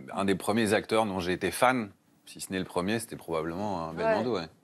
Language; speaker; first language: French; native; French